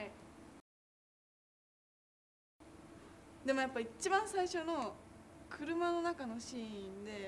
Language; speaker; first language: Japanese; native; Japanese